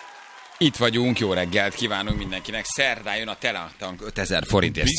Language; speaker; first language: Hungarian; native; Hungarian